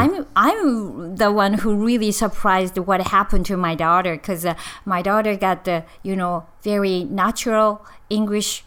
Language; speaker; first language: English; non-native, learner; Japanese